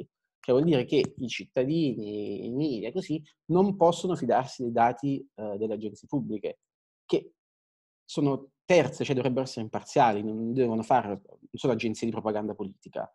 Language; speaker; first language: Italian; native; Italian